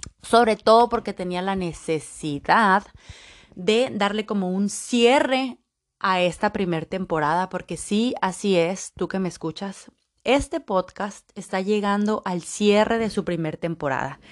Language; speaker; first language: Spanish; native; Spanish